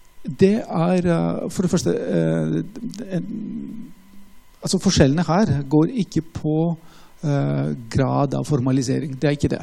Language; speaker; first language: Norwegian; non-native, fluent; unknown